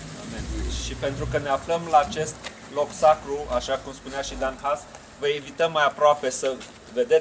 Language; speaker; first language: Romanian; native; Romanian